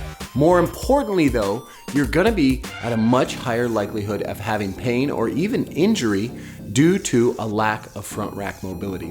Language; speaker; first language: English; native; English